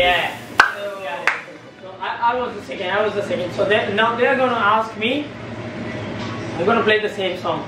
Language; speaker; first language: English; non-native, fluent; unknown